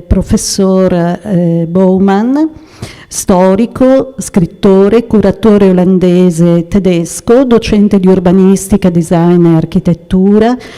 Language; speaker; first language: Italian; native; Italian